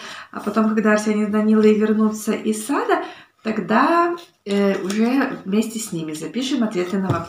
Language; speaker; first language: Russian; native; Russian